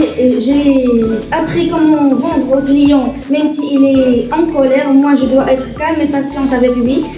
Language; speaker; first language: French; non-native, learner; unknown